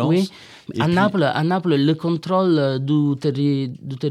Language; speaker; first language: French; non-native, learner; Italian